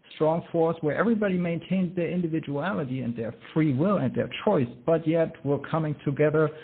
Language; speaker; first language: English; non-native, fluent; German